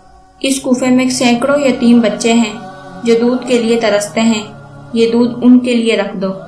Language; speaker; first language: Urdu; native; Urdu